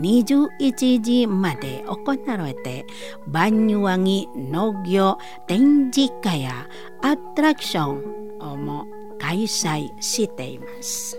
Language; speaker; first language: Japanese; non-native, learner; Indonesian